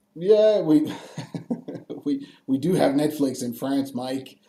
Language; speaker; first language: English; non-native, fluent; French